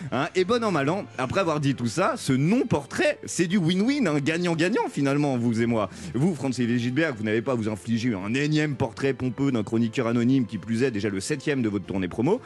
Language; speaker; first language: French; native; French